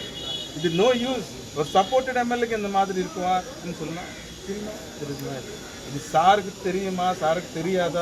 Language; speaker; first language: Tamil; non-native, local second language; Telugu